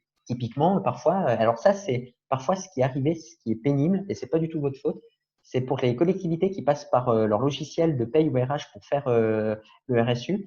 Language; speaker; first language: French; native; French